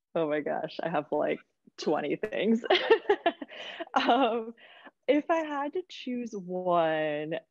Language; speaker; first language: English; native; English